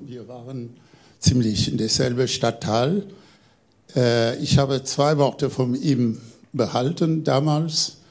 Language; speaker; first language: German; non-native, fluent; French